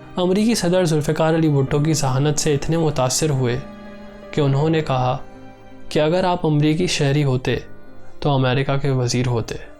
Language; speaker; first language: Urdu; native; Urdu